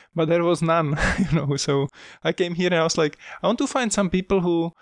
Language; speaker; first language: English; non-native, fluent; Czech